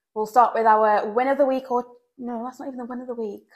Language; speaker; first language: English; native; English